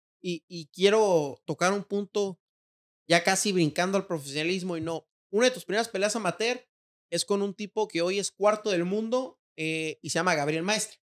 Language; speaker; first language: Spanish; native; Spanish